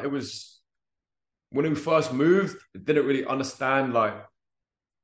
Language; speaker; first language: English; native; English